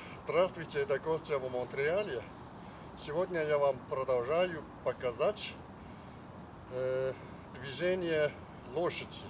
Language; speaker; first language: Russian; non-native, learner; Chinese